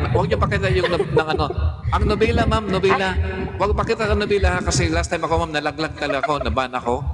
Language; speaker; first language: Filipino; native; Filipino